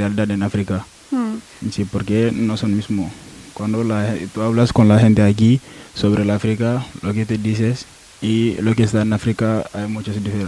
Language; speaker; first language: Spanish; non-native, learner; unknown